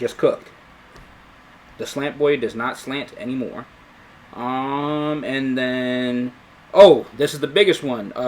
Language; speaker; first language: English; native; English